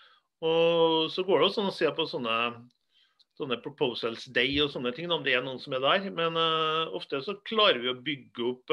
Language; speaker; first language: Norwegian; native; Norwegian